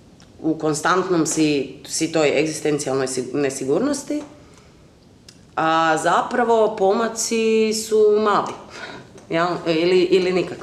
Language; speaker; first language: Croatian; native; Croatian